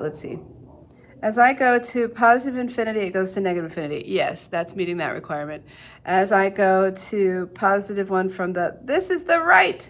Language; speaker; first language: English; native; English